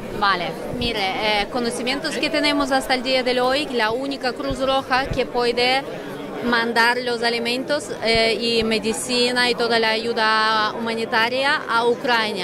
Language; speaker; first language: Spanish; non-native, fluent; Ukrainian